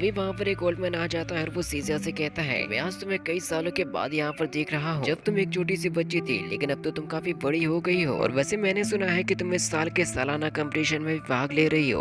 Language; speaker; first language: Hindi; native; Hindi